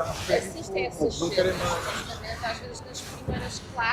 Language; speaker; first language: Portuguese; native; Portuguese